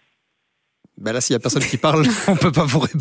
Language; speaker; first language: French; native; French